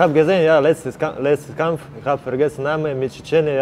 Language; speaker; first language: German; non-native, learner; Russian